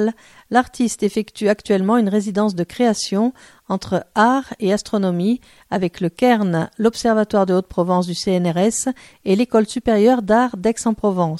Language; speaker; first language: French; native; French